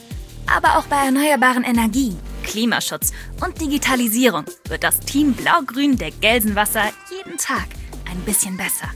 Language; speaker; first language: German; native; German